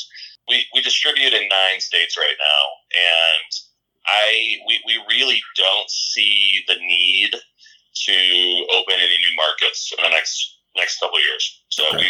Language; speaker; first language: English; native; English